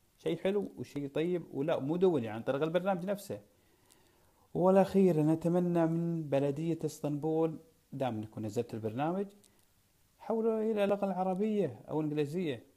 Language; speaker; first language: Arabic; native; Arabic